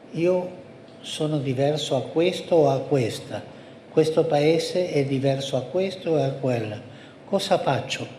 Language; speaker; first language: Italian; non-native, fluent; Spanish